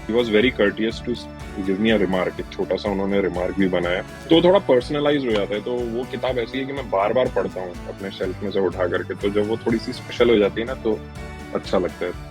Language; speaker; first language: Hindi; native; Hindi